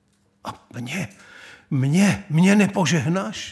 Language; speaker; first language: Czech; native; Czech